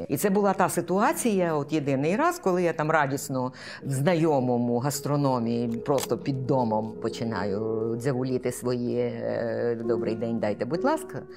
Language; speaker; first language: Ukrainian; native; Ukrainian